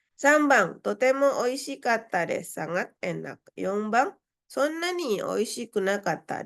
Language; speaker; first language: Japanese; non-native, fluent; Indonesian